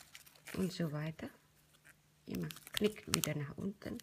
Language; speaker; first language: German; non-native, learner; Indonesian